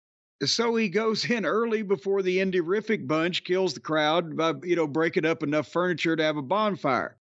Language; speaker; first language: English; native; English